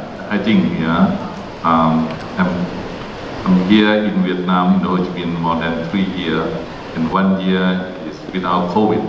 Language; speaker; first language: English; non-native, learner; Thai